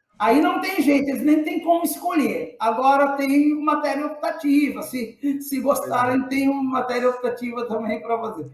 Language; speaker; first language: Portuguese; non-native, local second language; Kabuverdianu